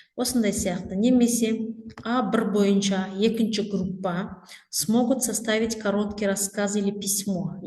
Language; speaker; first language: Russian; non-native, local second language; Kazakh